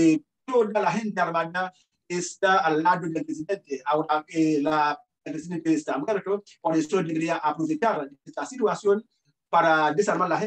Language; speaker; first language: Spanish; non-native, fluent; Haitian Creole